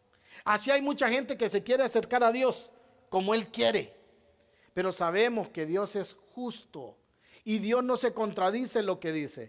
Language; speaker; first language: Spanish; native; Spanish